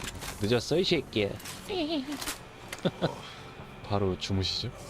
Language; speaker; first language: Korean; native; Korean